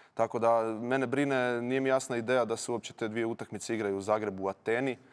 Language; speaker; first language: Croatian; native; Croatian